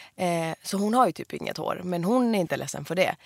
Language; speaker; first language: Swedish; early bilingual, other home language; Persian